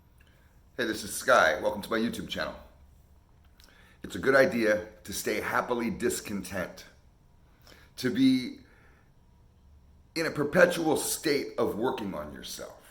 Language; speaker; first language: English; native; English